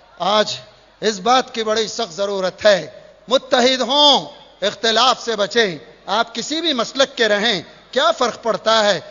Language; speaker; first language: Urdu; native; Urdu